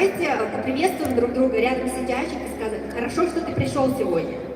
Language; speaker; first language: Russian; native; Russian